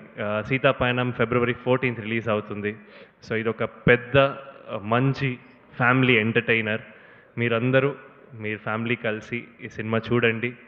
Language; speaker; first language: Telugu; non-native, learner; Kannada